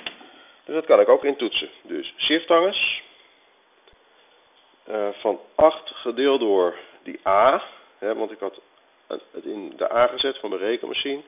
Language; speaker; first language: Dutch; native; Dutch